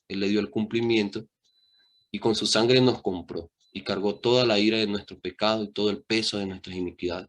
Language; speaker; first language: Spanish; native; Spanish